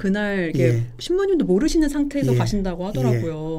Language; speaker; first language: Korean; native; Korean